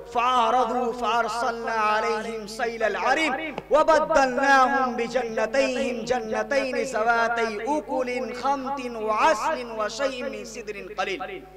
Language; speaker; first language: Arabic; non-native, learner; Urdu